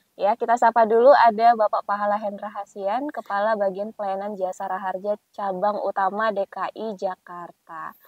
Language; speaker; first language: Indonesian; native; Indonesian